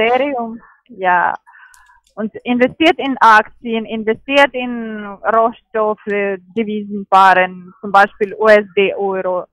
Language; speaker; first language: German; non-native, learner; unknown